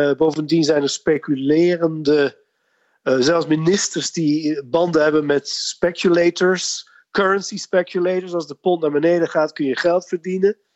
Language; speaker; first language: Dutch; native; Dutch